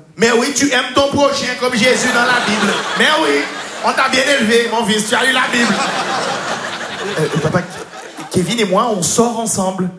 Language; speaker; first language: French; native; French